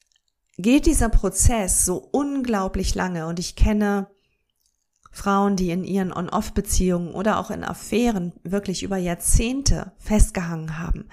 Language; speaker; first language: German; native; German